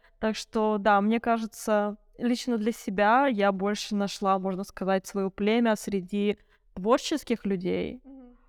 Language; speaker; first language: Russian; early bilingual, other home language; Arabic